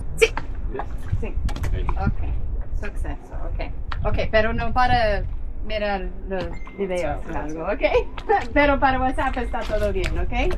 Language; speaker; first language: Spanish; non-native, learner; English